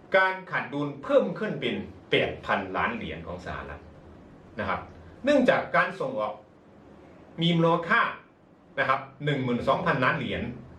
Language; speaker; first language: Thai; non-native, fluent; Chinese